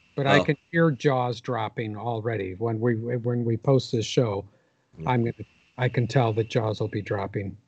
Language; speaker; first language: English; native; English